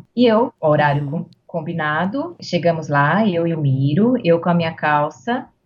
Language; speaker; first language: Portuguese; native; Portuguese